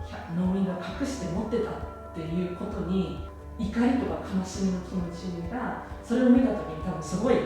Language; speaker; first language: Japanese; native; Japanese